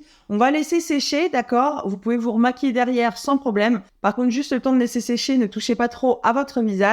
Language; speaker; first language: French; native; French